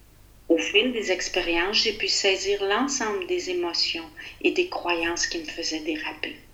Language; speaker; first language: French; native; French